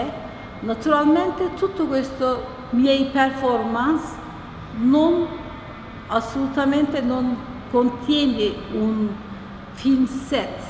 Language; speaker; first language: Italian; non-native, learner; Turkish